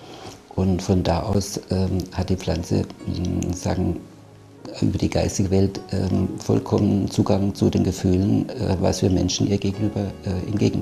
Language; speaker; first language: German; native; German